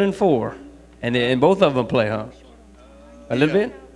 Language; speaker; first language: English; early bilingual, other home language; French